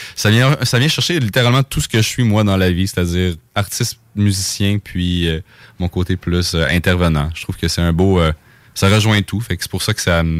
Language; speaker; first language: French; native; French